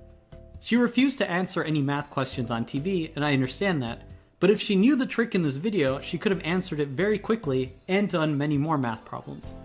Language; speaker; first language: English; native; English